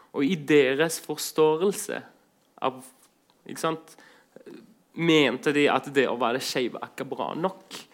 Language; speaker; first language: Norwegian; non-native, fluent; Arabic